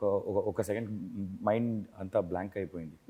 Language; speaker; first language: Telugu; non-native, learner; Tamil